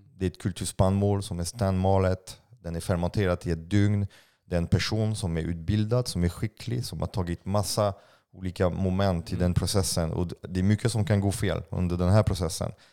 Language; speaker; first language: Swedish; non-native, fluent; French